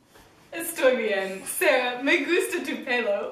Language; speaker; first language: Spanish; non-native, learner; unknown